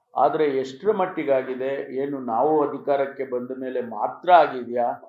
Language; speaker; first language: Kannada; native; Kannada